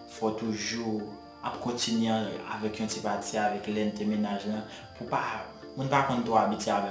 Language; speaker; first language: French; non-native, learner; Haitian Creole